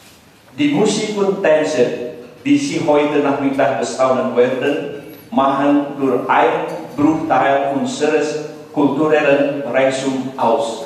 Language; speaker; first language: German; non-native, learner; Indonesian